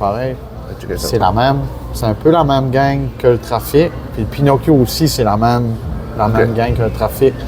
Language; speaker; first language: French; native; French